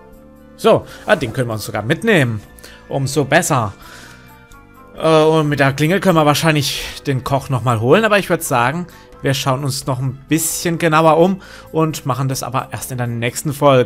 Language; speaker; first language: German; native; German